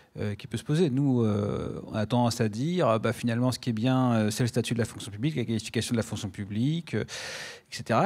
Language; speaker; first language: French; native; French